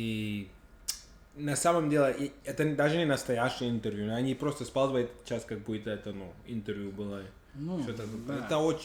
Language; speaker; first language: Russian; non-native, fluent; English